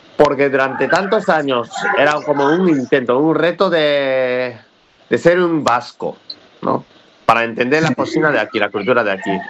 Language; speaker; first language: Spanish; non-native, fluent; Japanese